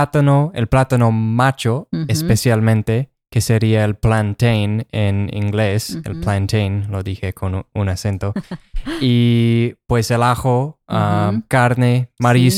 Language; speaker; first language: Spanish; non-native, fluent; English